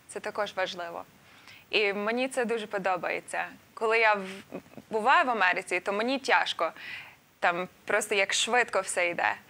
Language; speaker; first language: Ukrainian; non-native, fluent; English